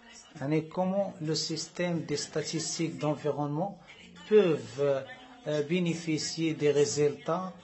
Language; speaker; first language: French; non-native, learner; Arabic